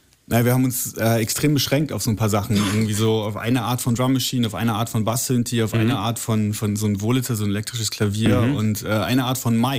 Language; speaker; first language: German; native; German